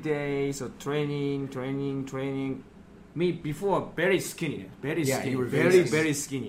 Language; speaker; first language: English; non-native, learner; Japanese